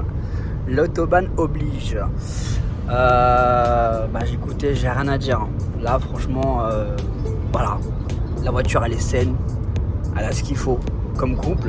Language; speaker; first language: French; native; French